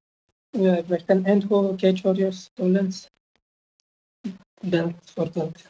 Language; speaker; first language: Dutch; non-native, fluent; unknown